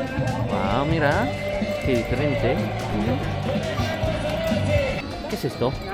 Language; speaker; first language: Spanish; non-native, fluent; Indonesian